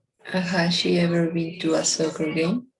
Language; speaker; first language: English; non-native, learner; Spanish